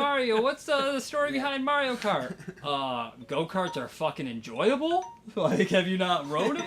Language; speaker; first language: English; native; English